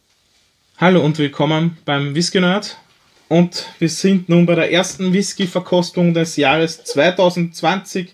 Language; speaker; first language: German; native; German